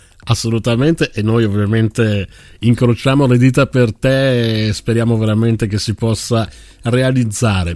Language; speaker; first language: Italian; native; Italian